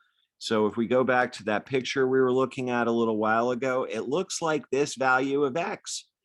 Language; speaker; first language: English; native; English